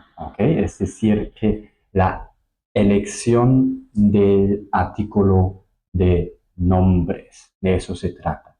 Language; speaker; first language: Spanish; non-native, fluent; German